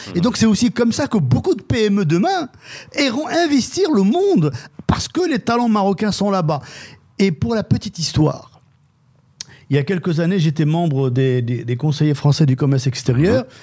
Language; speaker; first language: French; native; French